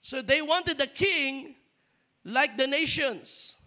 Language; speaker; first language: English; non-native, local second language; Filipino